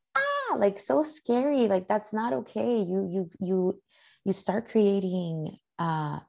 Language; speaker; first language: English; early bilingual, other home language; Spanish